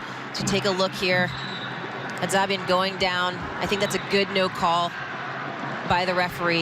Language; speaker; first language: English; native; English